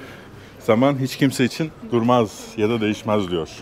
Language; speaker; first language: Turkish; native; Turkish